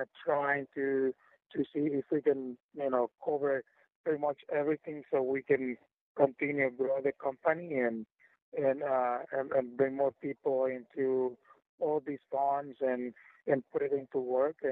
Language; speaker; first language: English; non-native, fluent; Spanish